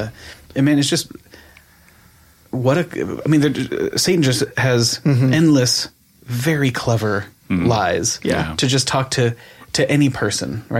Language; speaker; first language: English; native; English